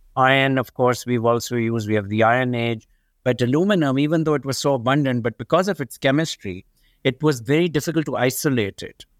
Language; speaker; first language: English; non-native, local second language; Urdu